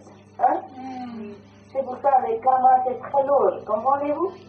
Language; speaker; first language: French; non-native, learner; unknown